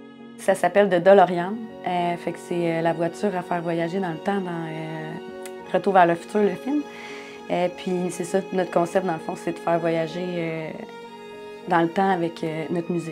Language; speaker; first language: French; native; French